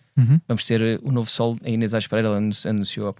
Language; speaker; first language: Portuguese; native; Portuguese